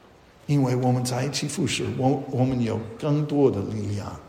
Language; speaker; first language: Chinese; non-native, fluent; English